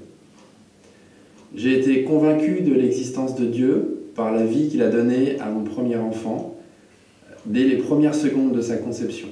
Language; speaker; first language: French; native; French